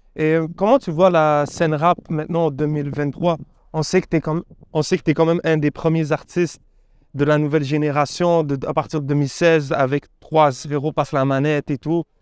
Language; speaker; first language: French; native; French